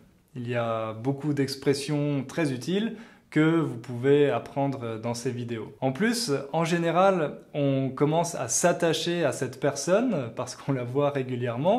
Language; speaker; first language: French; native; French